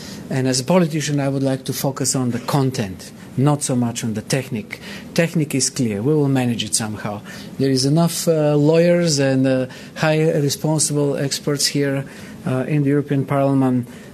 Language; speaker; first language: English; non-native, fluent; Bulgarian